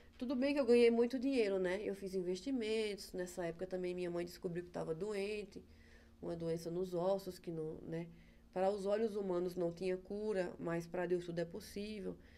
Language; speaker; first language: Portuguese; native; Portuguese